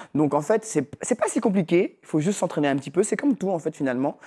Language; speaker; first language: French; native; French